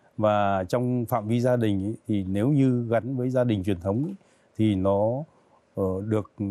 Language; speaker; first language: Vietnamese; native; Vietnamese